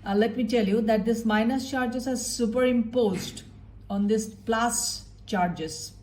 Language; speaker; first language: English; non-native, local second language; Bangla